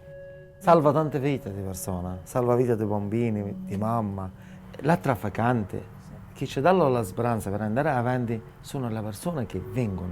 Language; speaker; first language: Italian; non-native, learner; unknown